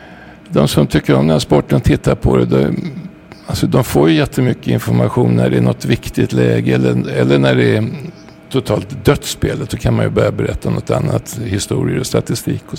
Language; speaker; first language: Swedish; native; Swedish